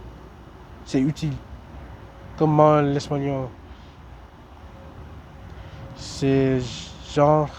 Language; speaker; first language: French; non-native, learner; English